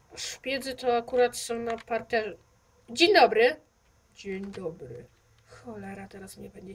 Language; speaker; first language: Polish; native; Polish